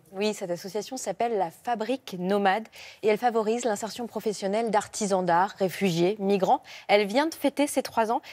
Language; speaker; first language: French; native; French